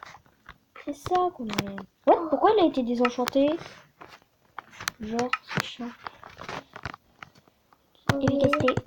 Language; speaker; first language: French; native; French